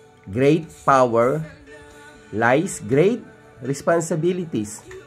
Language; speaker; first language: English; non-native, local second language; Filipino